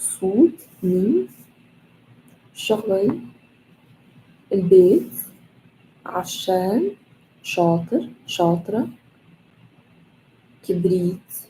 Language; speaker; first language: Arabic; non-native, learner; English